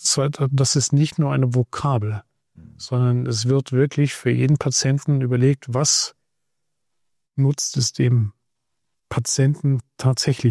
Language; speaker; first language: German; native; German